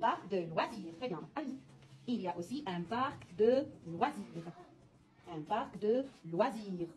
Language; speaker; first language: French; non-native, local second language; Arabic